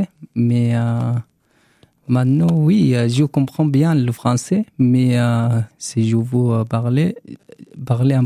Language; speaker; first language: French; non-native, learner; Arabic